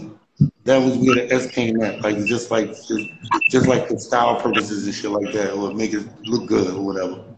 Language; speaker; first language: English; native; English